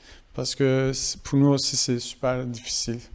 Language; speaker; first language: French; non-native, fluent; Kurdish